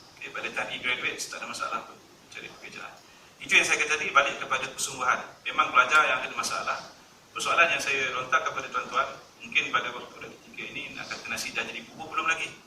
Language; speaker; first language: Malay; native; Malay